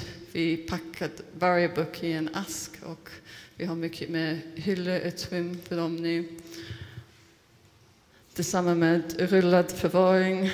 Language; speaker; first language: Swedish; non-native, fluent; English